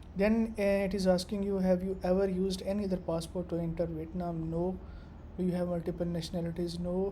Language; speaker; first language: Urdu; native; Urdu